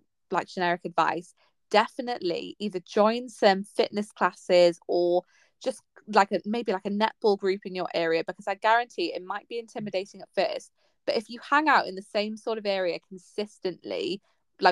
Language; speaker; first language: English; native; English